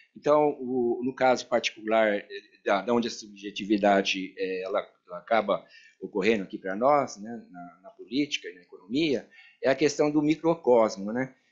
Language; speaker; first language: Portuguese; native; Portuguese